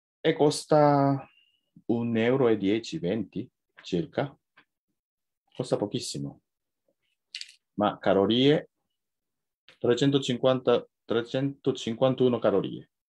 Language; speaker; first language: Italian; non-native, fluent; Japanese